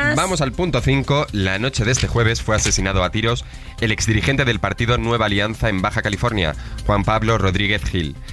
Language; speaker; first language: Spanish; native; Spanish